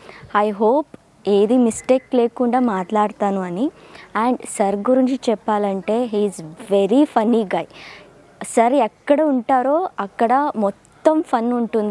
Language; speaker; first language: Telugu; non-native, learner; Kannada